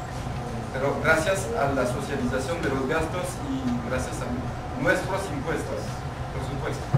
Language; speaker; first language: Spanish; non-native, fluent; French